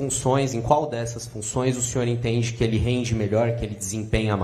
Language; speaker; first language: Portuguese; native; Portuguese